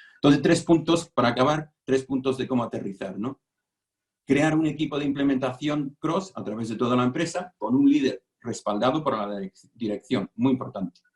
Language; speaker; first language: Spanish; non-native, fluent; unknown